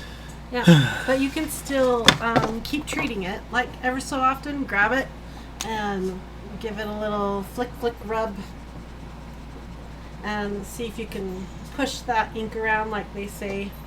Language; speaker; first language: English; native; English